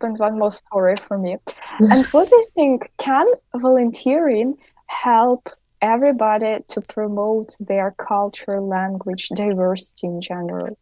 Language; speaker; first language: English; non-native, fluent; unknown